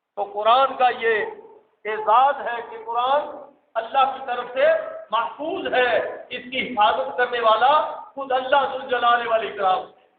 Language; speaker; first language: Urdu; non-native, local second language; Punjabi